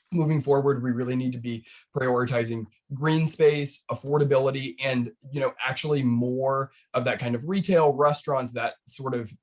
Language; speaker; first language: English; native; English